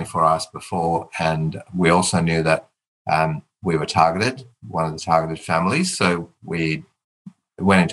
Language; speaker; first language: English; non-native, local second language; Tamil